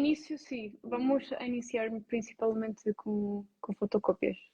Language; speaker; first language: Portuguese; non-native, learner; Italian